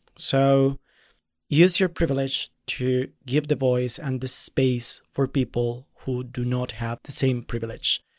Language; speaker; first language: English; non-native, fluent; Spanish